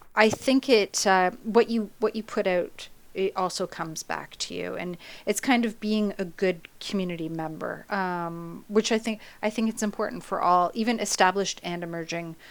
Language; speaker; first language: English; native; English